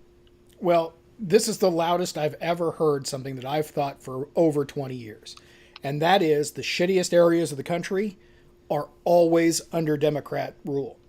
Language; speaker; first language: English; native; English